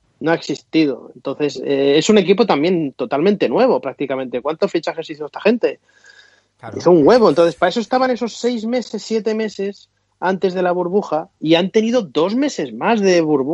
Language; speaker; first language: Spanish; native; Spanish